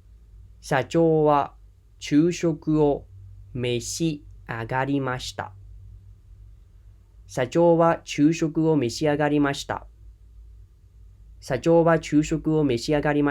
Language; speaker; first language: Japanese; non-native, fluent; Khmer